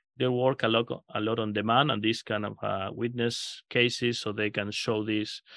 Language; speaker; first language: English; non-native, fluent; Spanish